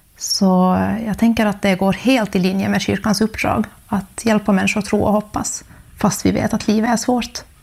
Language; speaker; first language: Swedish; native; Swedish